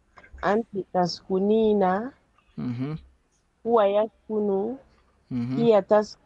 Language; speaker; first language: Arabic; non-native, learner; French